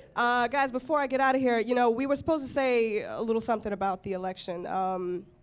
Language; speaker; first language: English; native; English